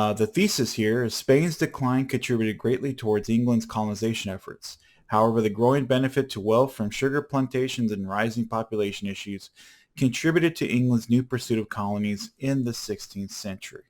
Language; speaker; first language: English; native; English